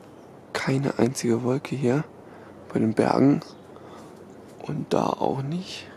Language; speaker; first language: German; native; German